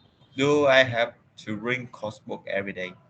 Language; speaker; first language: English; non-native, learner; Vietnamese